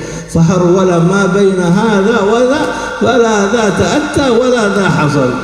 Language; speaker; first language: Arabic; native; Arabic